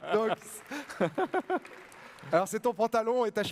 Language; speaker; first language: French; native; French